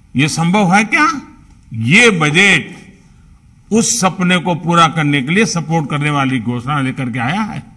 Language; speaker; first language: Hindi; non-native, local second language; Gujarati